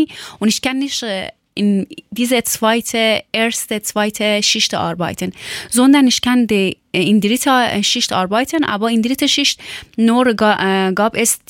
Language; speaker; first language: German; non-native, learner; Persian